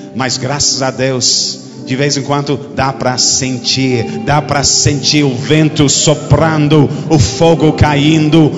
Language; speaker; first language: Portuguese; non-native, fluent; English